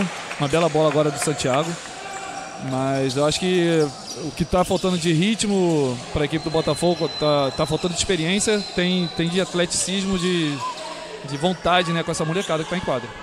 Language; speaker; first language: Portuguese; native; Portuguese